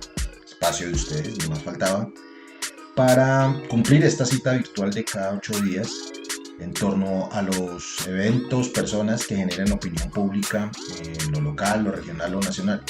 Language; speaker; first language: Spanish; native; Spanish